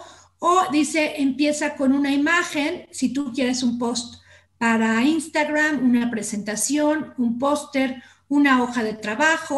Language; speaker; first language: Spanish; native; Spanish